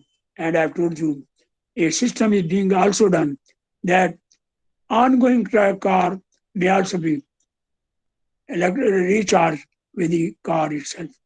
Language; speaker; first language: English; non-native, local second language; Hindi